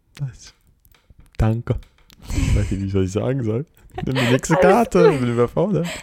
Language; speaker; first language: German; native; German